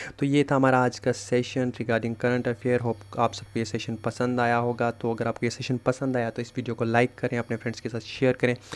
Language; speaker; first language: Hindi; non-native, local second language; Kashmiri